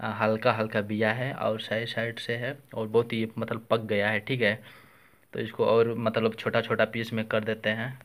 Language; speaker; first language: Hindi; native; Hindi